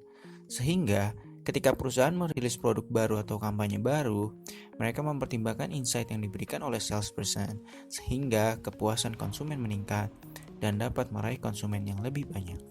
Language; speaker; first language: Indonesian; native; Indonesian